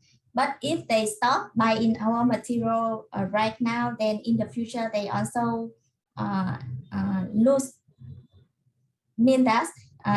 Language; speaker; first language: English; non-native, learner; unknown